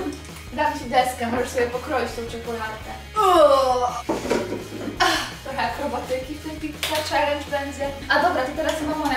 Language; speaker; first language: Polish; native; Polish